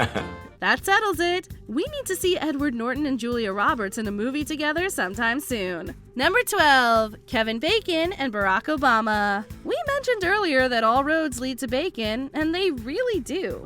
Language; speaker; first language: English; native; English